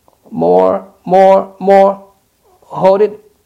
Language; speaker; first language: English; non-native, fluent; Thai